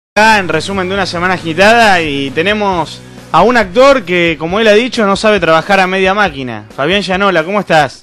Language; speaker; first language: Spanish; native; Spanish